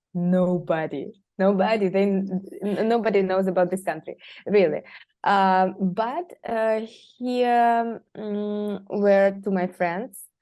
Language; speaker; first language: English; non-native, fluent; Russian